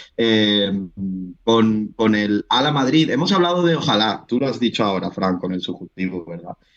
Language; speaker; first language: Spanish; native; Spanish